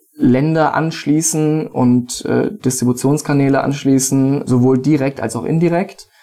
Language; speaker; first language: German; native; German